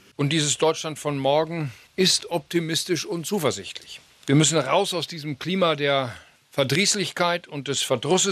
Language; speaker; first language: German; native; German